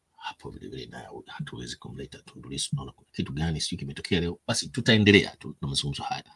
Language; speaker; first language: Swahili; native; Swahili